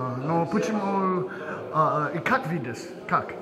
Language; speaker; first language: Russian; non-native, learner; English